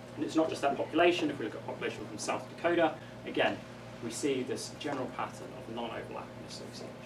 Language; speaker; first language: English; native; English